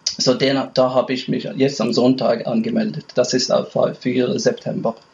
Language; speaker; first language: German; non-native, fluent; Norwegian